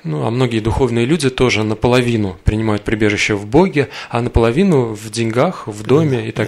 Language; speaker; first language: Russian; native; Russian